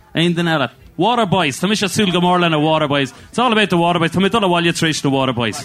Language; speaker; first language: Irish; non-native, local second language; English